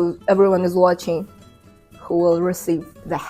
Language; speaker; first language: English; non-native, fluent; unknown